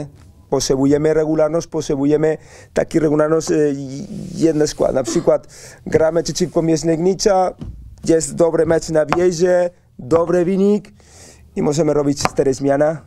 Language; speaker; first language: Polish; non-native, learner; Spanish